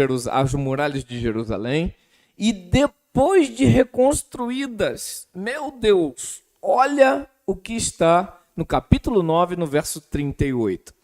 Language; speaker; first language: Portuguese; native; Portuguese